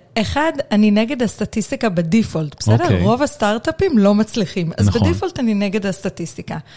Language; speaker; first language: Hebrew; native; Hebrew